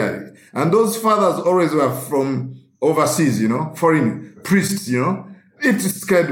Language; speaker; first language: English; non-native, local second language; Ganda